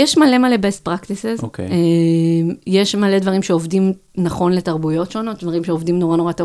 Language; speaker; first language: Hebrew; native; Hebrew